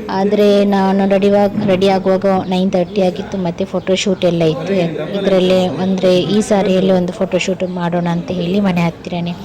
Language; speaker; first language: Kannada; non-native, local second language; Tulu